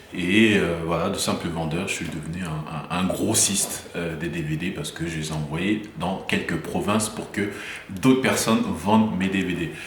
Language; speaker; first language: French; early bilingual, other home language; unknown